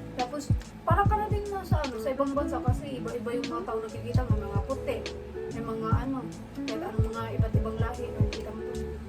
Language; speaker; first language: Filipino; non-native, local second language; Cebuano